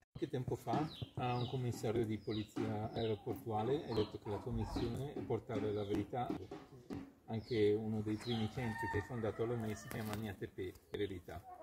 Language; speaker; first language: Italian; native; Italian